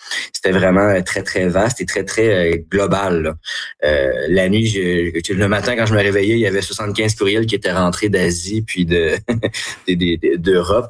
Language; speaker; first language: French; native; French